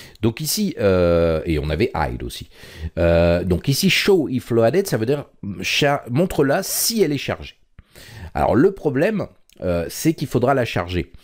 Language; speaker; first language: French; native; French